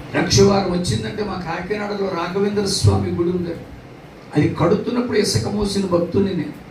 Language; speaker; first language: Telugu; non-native, local second language; Tamil